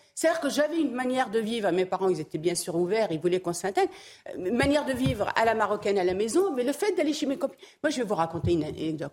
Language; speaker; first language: French; early bilingual, other home language; Arabic